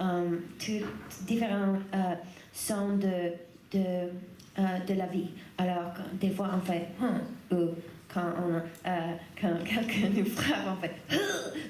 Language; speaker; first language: French; non-native, learner; English